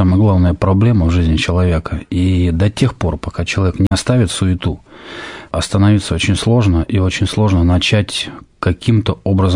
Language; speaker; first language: Russian; native; Russian